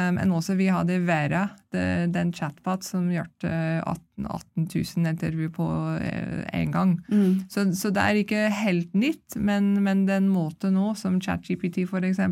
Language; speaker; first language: Norwegian; non-native, fluent; English